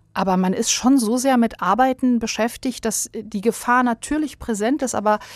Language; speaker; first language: German; early bilingual, other home language; Bosnian